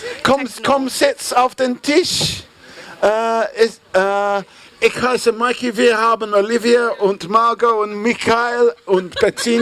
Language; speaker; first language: German; non-native, learner; English